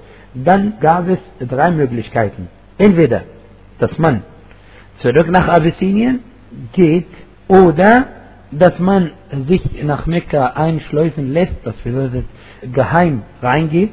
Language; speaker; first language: German; non-native, fluent; Arabic